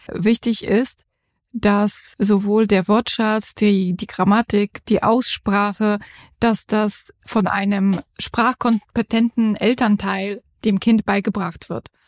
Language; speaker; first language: German; non-native, fluent; Polish